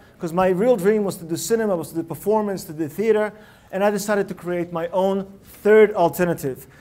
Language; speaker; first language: English; early bilingual, other home language; Russian